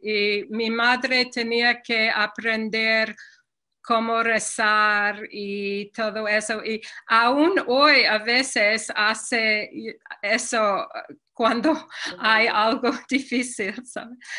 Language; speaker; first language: Spanish; non-native, fluent; English